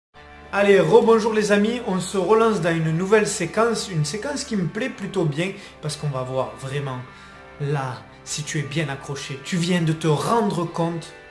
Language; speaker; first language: French; native; French